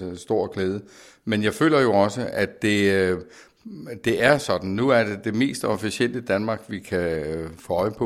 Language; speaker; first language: Danish; native; Danish